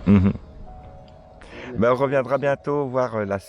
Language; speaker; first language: French; native; French